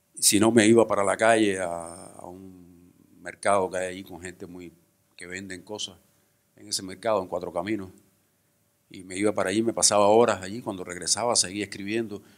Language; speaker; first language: Spanish; native; Spanish